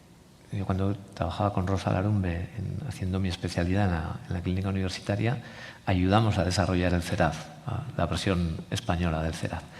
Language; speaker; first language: Spanish; native; Spanish